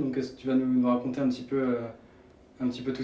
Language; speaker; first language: French; native; French